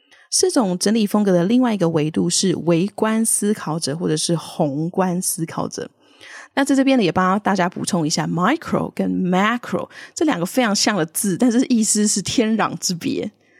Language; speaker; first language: Chinese; native; Chinese